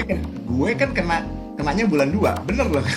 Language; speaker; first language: Indonesian; native; Indonesian